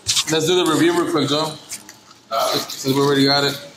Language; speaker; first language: English; early bilingual, other home language; Spanish